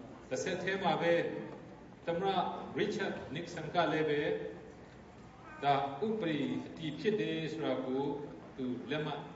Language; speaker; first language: English; non-native, fluent; Burmese